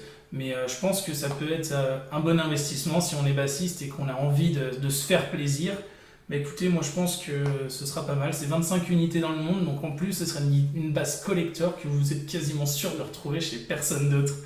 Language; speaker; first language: French; native; French